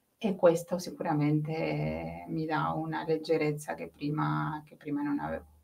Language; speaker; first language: Italian; non-native, fluent; Spanish